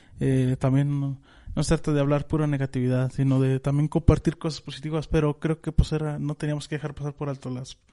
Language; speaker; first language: Spanish; native; Spanish